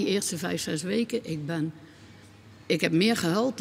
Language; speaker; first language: Dutch; native; Dutch